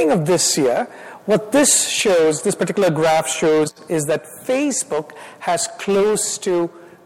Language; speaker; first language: English; non-native, local second language; Malayalam